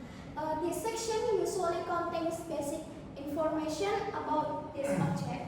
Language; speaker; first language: English; non-native, learner; Indonesian